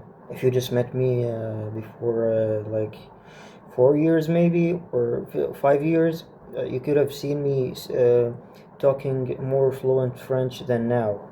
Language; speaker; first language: English; non-native, fluent; Arabic